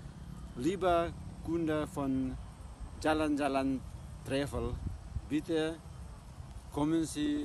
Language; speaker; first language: German; non-native, fluent; Indonesian